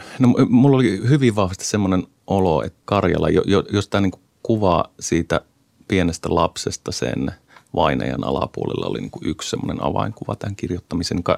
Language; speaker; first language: Finnish; native; Finnish